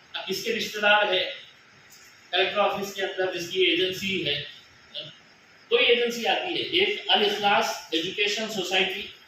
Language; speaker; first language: Hindi; non-native, local second language; Marathi